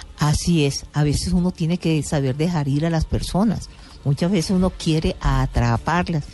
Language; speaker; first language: Spanish; native; Spanish